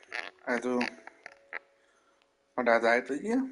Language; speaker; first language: German; non-native, learner; Vietnamese